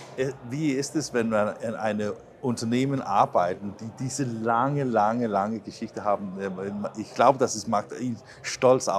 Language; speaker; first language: German; non-native, learner; Danish